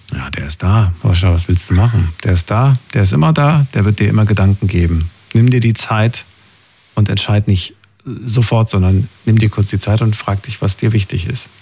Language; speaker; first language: German; native; German